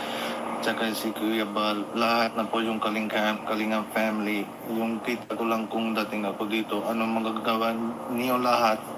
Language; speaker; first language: Filipino; non-native, learner; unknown